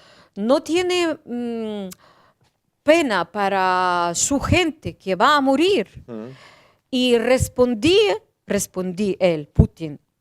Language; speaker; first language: Spanish; non-native, learner; Ukrainian